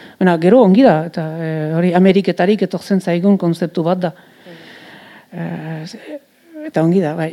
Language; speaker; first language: Basque; native; Basque